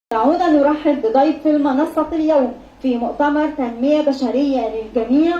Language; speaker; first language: Arabic; native; Arabic